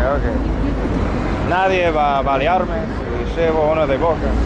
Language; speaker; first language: Spanish; non-native, fluent; English